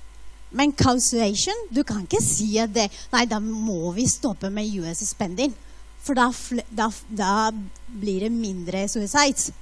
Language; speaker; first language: Norwegian; non-native, fluent; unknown